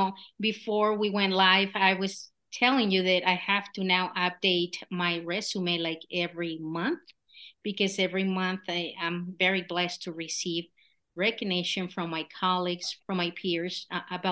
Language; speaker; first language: English; non-native, fluent; Spanish